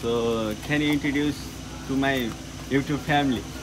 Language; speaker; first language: English; non-native, learner; Nepali